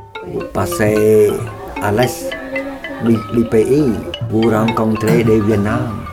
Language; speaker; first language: French; non-native, local second language; Khmer